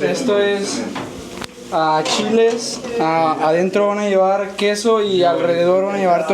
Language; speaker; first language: Spanish; native; Spanish